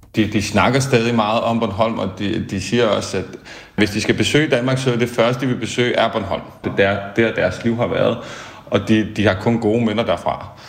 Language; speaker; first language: Danish; early bilingual, other home language; Bosnian